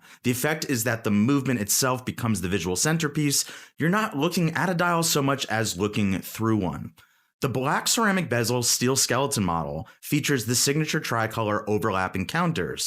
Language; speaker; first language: English; native; English